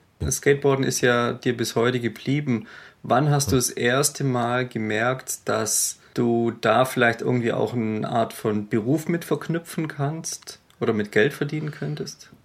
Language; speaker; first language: German; native; German